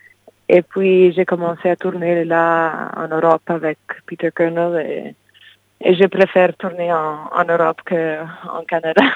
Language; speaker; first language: French; non-native, fluent; English